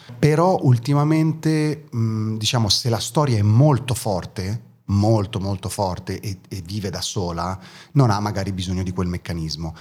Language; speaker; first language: Italian; early bilingual, other home language; German